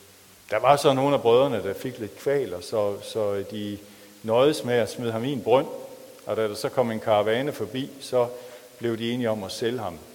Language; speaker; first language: Danish; native; Danish